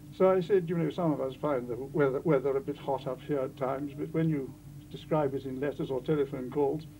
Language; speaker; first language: English; native; English